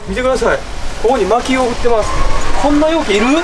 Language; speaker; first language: Japanese; native; Japanese